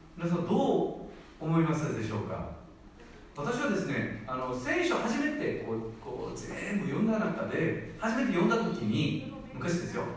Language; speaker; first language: Japanese; non-native, fluent; Korean